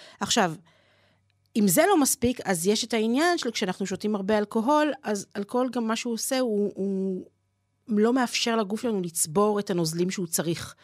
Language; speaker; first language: Hebrew; native; Hebrew